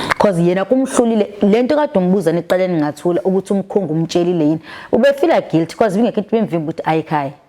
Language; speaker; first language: Zulu; native; Zulu